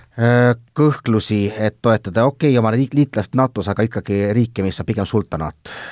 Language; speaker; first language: Estonian; native; Estonian